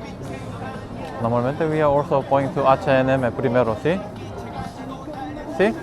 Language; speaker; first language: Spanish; non-native, learner; Korean